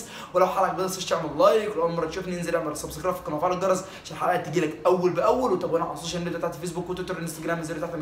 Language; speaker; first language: Arabic; native; Arabic